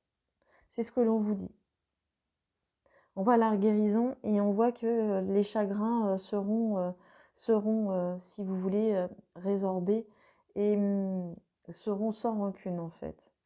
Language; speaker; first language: French; native; French